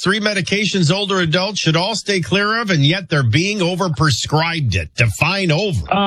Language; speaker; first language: English; native; English